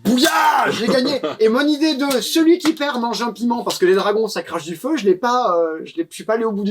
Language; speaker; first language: French; native; French